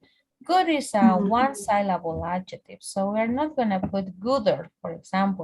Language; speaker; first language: English; non-native, fluent; Spanish